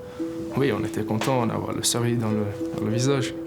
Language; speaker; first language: French; non-native, learner; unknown